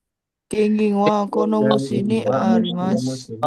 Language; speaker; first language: Japanese; non-native, learner; Indonesian